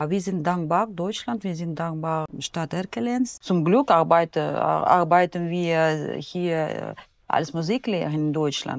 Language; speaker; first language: German; non-native, learner; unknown